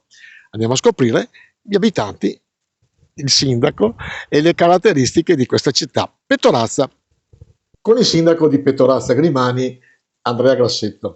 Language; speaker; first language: Italian; native; Italian